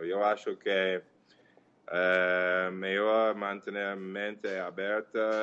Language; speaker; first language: Portuguese; non-native, learner; English